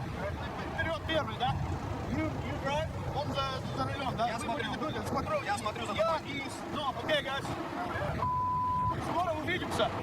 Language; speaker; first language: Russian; non-native, learner; English